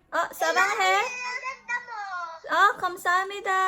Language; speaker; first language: Korean; non-native, learner; Filipino